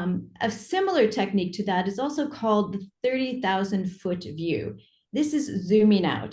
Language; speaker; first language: English; native; English